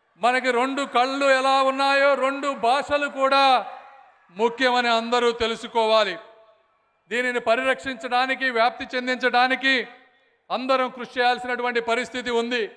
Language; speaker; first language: Telugu; native; Telugu